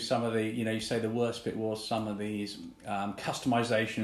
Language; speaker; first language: English; native; English